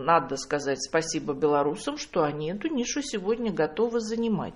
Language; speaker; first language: Russian; native; Russian